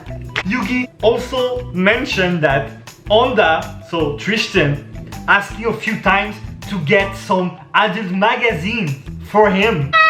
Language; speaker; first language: English; non-native, fluent; French